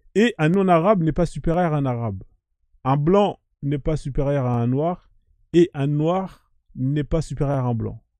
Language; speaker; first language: French; native; French